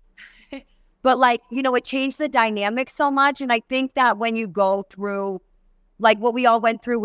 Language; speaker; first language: English; native; English